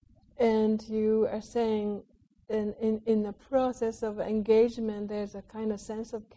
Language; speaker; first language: English; non-native, fluent; Japanese